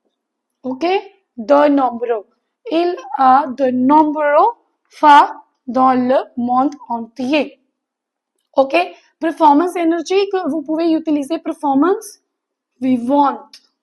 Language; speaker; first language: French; non-native, fluent; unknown